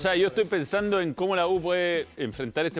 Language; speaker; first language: Spanish; native; Spanish